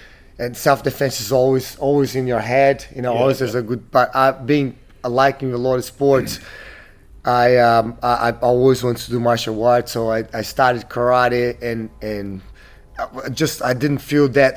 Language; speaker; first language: English; non-native, fluent; Portuguese